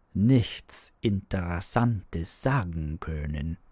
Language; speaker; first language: German; non-native, fluent; English